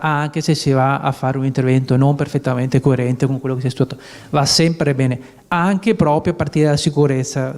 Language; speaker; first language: Italian; native; Italian